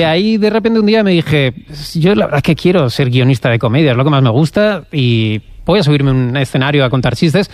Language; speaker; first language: Spanish; native; Spanish